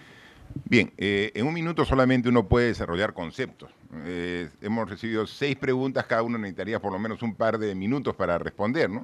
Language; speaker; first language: Spanish; native; Spanish